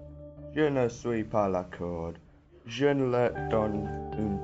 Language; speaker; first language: French; non-native, learner; English